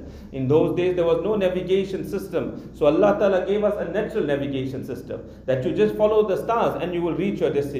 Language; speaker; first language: English; non-native, local second language; Urdu